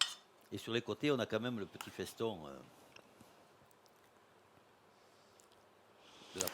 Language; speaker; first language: French; native; French